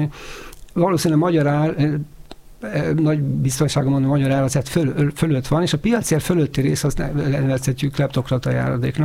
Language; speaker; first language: Hungarian; native; Hungarian